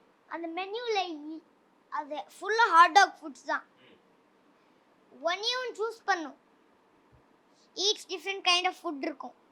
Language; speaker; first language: Tamil; non-native, local second language; Tulu